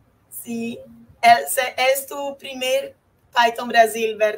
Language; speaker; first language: Spanish; non-native, fluent; Portuguese